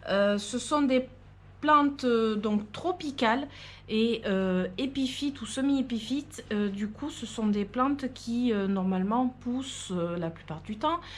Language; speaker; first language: French; native; French